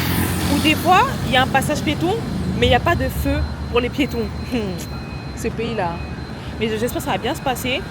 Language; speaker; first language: French; native; French